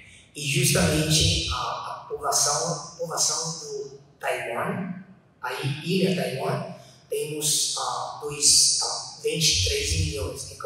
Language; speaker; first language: Portuguese; non-native, fluent; Chinese